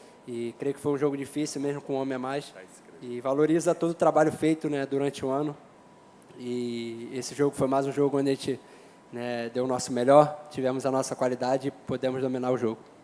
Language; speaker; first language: Portuguese; native; Portuguese